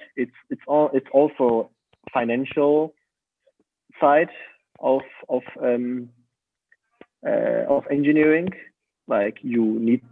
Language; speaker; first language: English; non-native, fluent; German